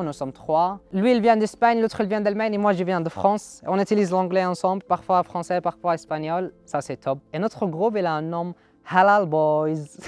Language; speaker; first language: French; non-native, learner; Arabic